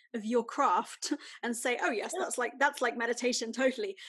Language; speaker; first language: English; native; English